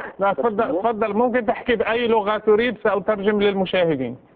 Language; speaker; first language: Arabic; native; Arabic